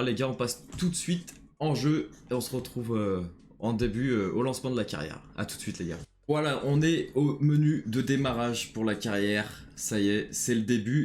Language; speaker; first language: French; native; French